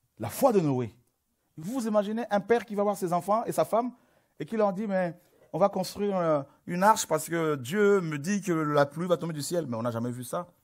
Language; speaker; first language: French; non-native, local second language; Lingala